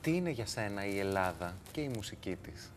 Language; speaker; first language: Greek; native; Greek